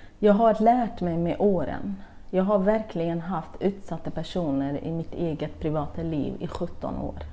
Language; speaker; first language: Swedish; non-native, fluent; Kurdish